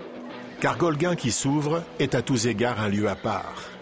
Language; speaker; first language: French; native; French